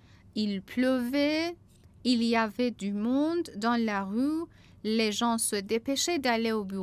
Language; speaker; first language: French; non-native, fluent; Persian